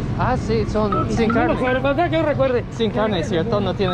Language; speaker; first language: Spanish; non-native, fluent; English